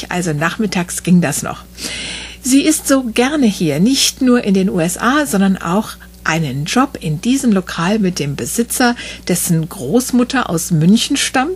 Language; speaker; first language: German; native; German